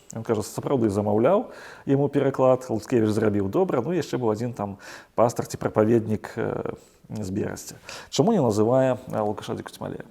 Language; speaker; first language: Belarusian; native; Belarusian